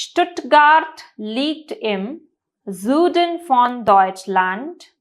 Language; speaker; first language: German; non-native, fluent; Hindi